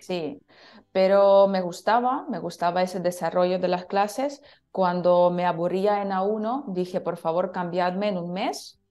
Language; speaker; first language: Spanish; non-native, fluent; Russian